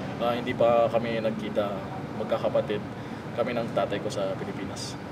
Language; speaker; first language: Filipino; native; Filipino